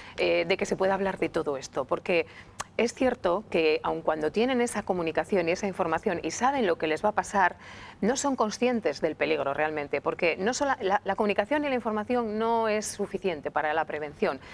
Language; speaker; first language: Spanish; native; Spanish